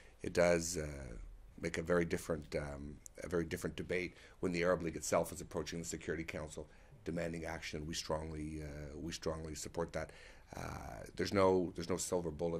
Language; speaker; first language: English; native; English